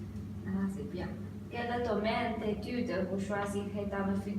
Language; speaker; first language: French; non-native, learner; Chinese